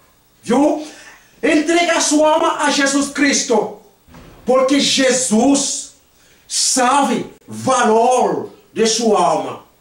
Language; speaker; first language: Portuguese; non-native, learner; Haitian Creole